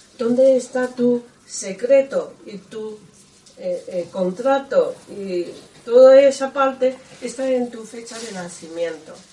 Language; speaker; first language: Spanish; non-native, learner; Chinese